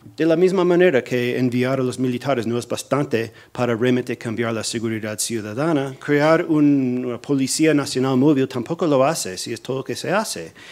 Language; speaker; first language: Spanish; non-native, fluent; English